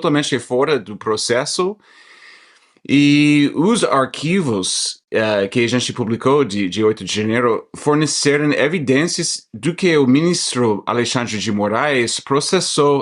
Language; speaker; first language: Portuguese; non-native, fluent; English